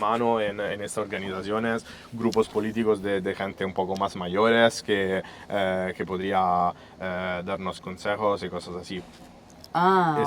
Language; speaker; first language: Spanish; non-native, fluent; Italian